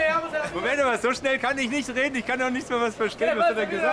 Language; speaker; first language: German; native; German